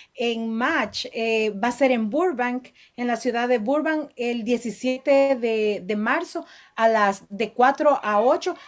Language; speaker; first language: Spanish; native; Spanish